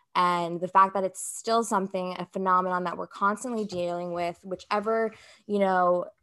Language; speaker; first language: English; native; English